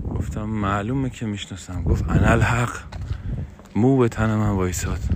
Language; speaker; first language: Persian; non-native, local second language; Azerbaijani